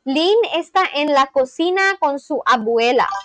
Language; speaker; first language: Spanish; non-native, learner; English